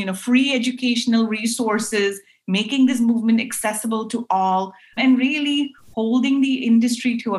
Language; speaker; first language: English; non-native, local second language; Urdu